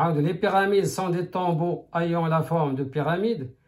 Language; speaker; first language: French; non-native, local second language; Arabic